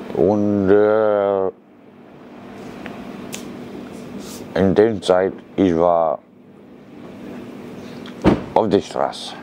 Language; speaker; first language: German; non-native, learner; Romanian